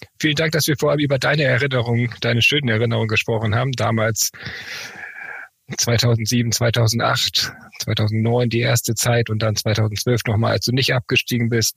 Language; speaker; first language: German; native; German